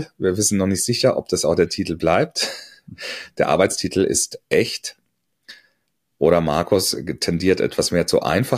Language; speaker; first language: German; native; German